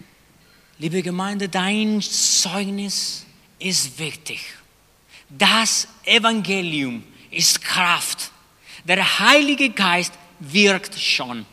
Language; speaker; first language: German; non-native, fluent; Spanish